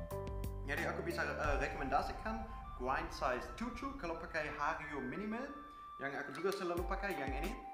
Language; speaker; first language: Indonesian; non-native, fluent; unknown